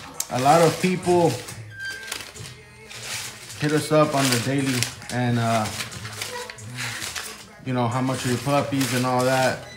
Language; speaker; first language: English; early bilingual, other home language; Spanish